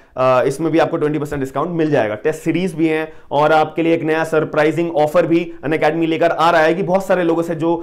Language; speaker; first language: Hindi; native; Hindi